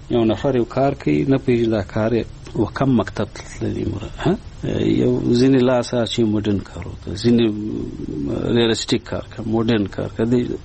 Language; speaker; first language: Pashto; non-native, local second language; Persian